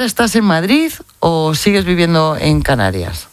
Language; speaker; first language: Spanish; native; Spanish